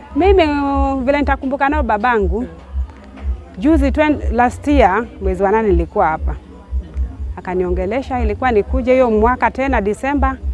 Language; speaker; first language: Swahili; non-native, local second language; Luo (Kenya and Tanzania)